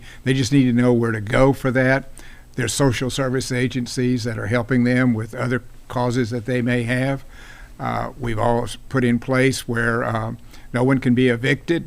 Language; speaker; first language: English; native; English